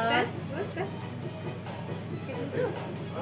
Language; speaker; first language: English; non-native, learner; Turkish